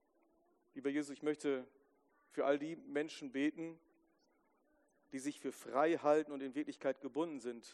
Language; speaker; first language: German; native; German